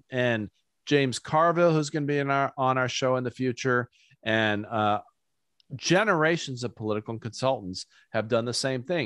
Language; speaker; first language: English; native; English